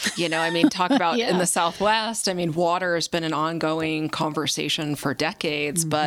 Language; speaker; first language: English; native; English